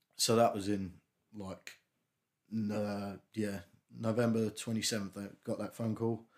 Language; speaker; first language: English; native; English